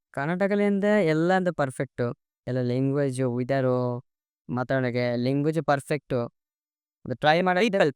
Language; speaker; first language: Kannada; non-native, learner; Assamese